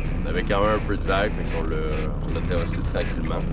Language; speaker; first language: French; native; French